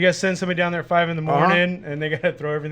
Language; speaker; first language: English; native; English